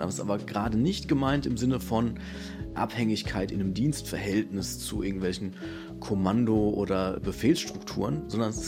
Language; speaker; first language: German; native; German